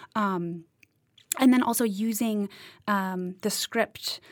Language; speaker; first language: English; native; English